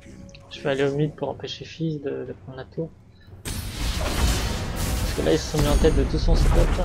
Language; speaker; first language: French; native; French